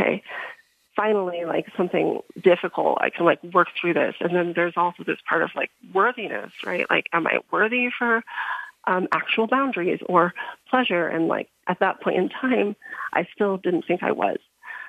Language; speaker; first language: English; native; English